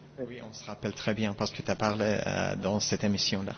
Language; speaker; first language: French; non-native, fluent; Persian